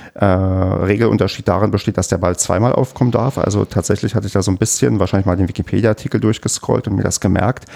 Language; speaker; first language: German; native; German